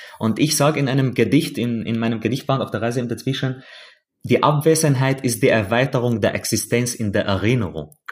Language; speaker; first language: German; non-native, fluent; Arabic